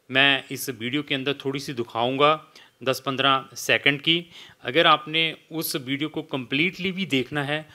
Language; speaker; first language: Hindi; native; Hindi